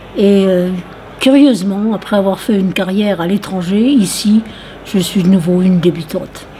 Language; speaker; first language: French; native; French